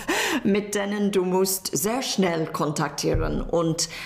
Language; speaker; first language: German; non-native, fluent; English